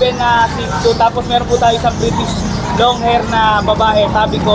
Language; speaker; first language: Filipino; native; Filipino